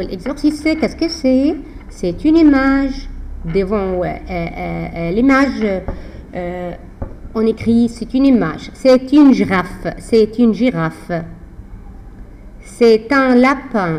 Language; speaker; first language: French; non-native, fluent; Arabic